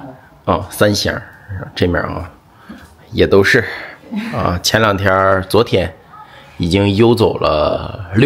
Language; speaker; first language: Chinese; native; Chinese